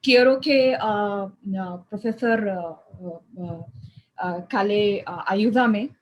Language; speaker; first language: Spanish; non-native, learner; Hindi